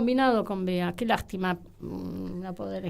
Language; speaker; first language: Spanish; native; Spanish